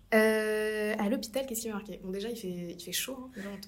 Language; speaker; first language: French; native; French